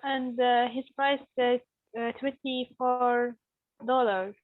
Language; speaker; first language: English; non-native, learner; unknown